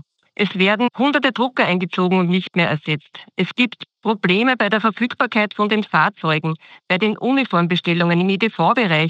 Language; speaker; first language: German; native; German